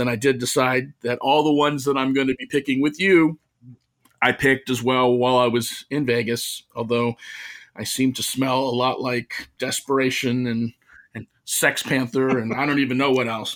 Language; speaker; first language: English; native; English